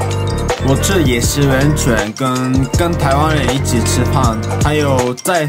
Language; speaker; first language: Chinese; non-native, learner; Japanese